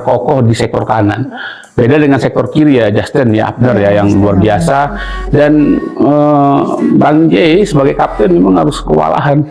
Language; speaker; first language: Indonesian; native; Indonesian